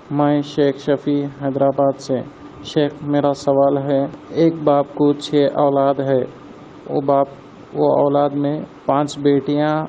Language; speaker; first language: Hindi; native; Hindi